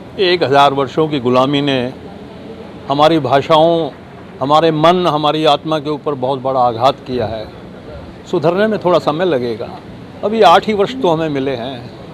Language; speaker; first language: Hindi; native; Hindi